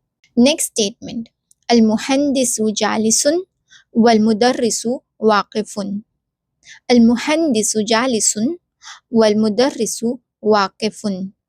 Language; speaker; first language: Arabic; non-native, learner; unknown